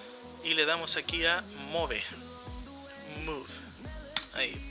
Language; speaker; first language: Spanish; native; Spanish